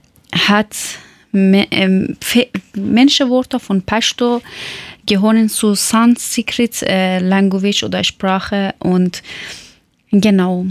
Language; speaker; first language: German; non-native, learner; Persian